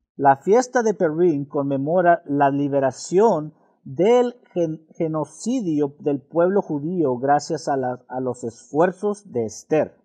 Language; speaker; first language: Spanish; early bilingual, heritage; Spanish